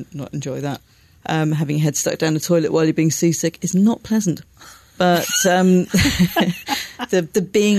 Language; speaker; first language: English; native; English